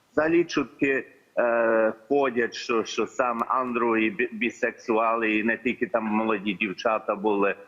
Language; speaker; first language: Ukrainian; early bilingual, heritage; Ukrainian